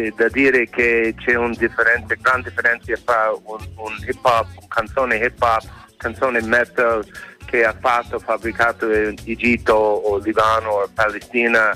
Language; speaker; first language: Italian; non-native, fluent; English